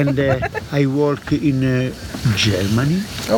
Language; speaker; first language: English; non-native, learner; Italian